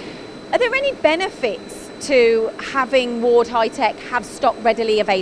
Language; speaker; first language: English; native; English